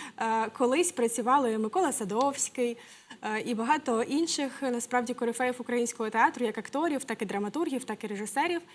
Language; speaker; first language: Ukrainian; native; Ukrainian